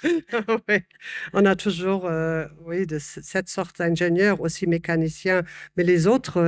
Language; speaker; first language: French; non-native, fluent; German